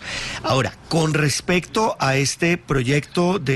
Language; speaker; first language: Spanish; native; Spanish